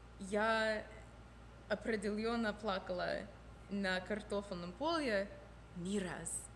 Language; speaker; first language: Russian; non-native, fluent; English